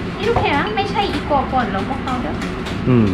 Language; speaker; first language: Korean; non-native, learner; Thai